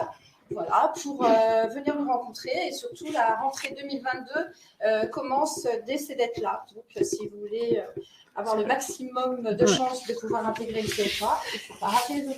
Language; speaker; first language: French; native; French